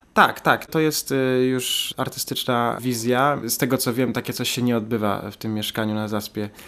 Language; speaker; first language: Polish; native; Polish